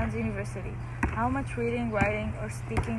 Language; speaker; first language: English; non-native, fluent; Arabic